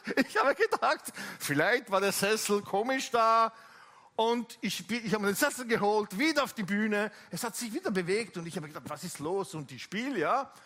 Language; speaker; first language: German; non-native, fluent; Italian